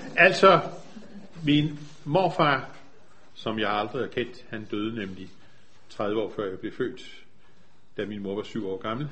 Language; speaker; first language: Danish; native; Danish